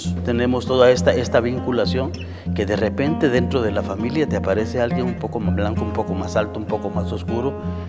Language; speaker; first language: Spanish; native; Spanish